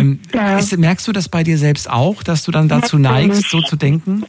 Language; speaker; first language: German; native; German